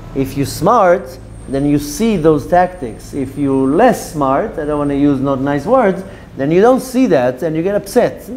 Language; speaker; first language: English; non-native, fluent; Hebrew